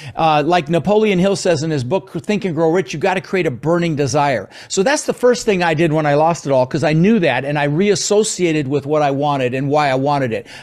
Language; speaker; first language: English; early bilingual, other home language; Dutch